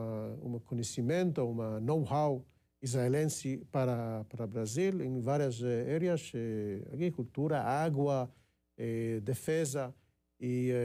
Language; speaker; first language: Portuguese; non-native, fluent; Hebrew